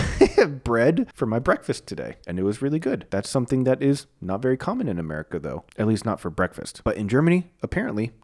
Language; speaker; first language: English; native; English